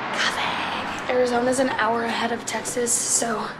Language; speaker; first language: English; native; English